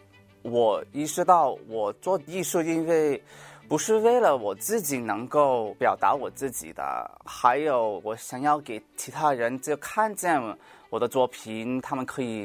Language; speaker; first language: Chinese; early bilingual, heritage; Cantonese